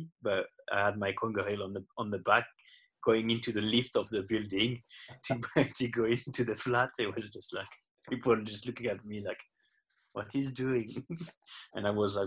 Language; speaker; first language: English; non-native, fluent; French